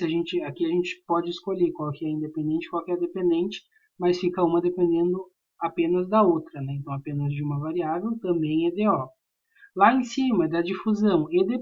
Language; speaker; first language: Portuguese; native; Portuguese